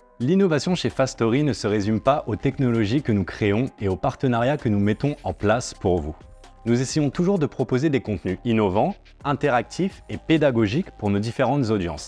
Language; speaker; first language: French; native; French